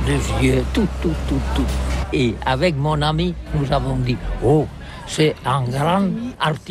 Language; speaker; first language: French; non-native, learner; Catalan